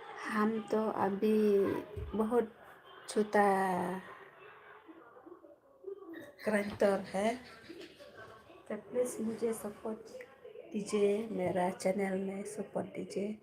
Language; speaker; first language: Hindi; non-native, local second language; Khasi